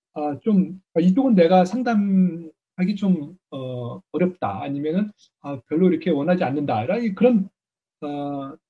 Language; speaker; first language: Korean; native; Korean